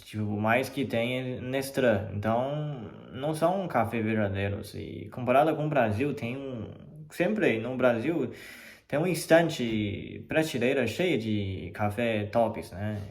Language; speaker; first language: Portuguese; non-native, fluent; Chinese